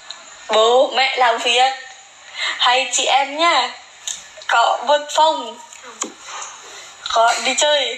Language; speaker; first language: Vietnamese; non-native, learner; Javanese